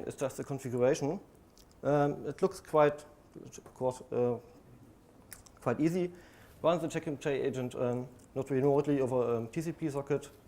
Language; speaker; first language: English; non-native, fluent; German